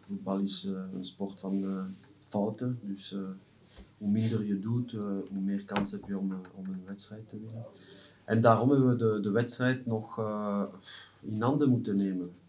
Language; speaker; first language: Dutch; non-native, local second language; French